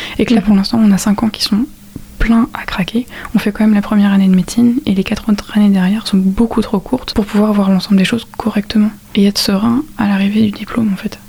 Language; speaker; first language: French; native; French